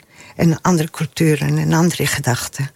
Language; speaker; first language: Dutch; non-native, fluent; Spanish